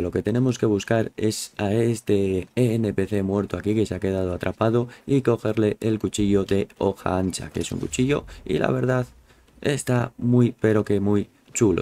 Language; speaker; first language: Spanish; native; Spanish